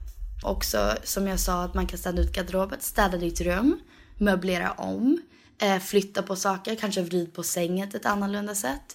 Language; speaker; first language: Swedish; early bilingual, heritage; Swedish